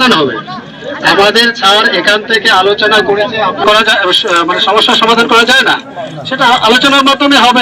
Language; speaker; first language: Bangla; native; Bangla